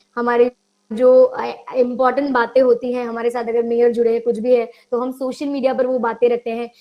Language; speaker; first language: Hindi; non-native, local second language; Gujarati